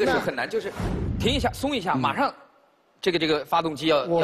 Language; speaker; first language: Chinese; native; Chinese